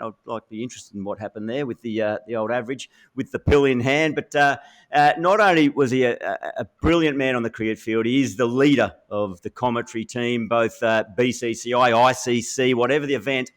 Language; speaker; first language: English; native; English